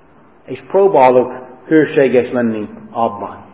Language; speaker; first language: Hungarian; non-native, fluent; English